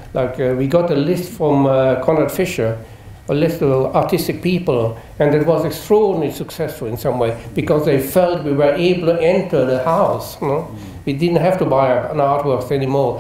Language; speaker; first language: English; non-native, fluent; German